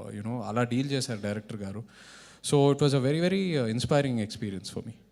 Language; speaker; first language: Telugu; native; Telugu